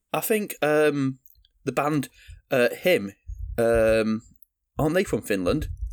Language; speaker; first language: English; native; English